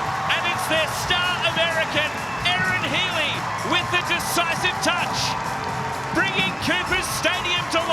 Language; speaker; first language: English; native; English